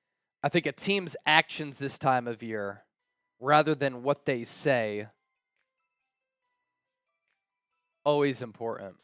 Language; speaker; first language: English; native; English